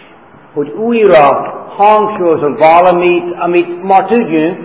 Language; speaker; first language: Hungarian; non-native, fluent; English